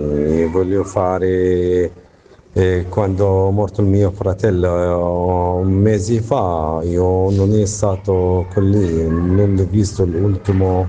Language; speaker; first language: Italian; non-native, learner; Arabic